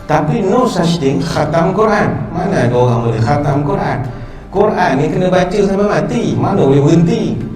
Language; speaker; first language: Malay; native; Malay